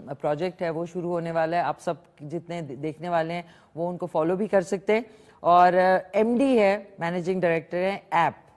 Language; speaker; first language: Urdu; native; Urdu